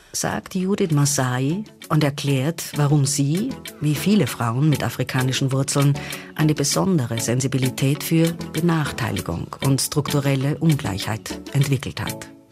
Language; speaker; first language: German; native; German